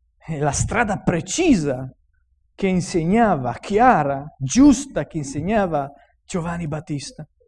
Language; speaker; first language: Italian; non-native, fluent; Romanian